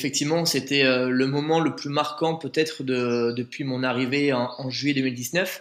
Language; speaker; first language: French; native; French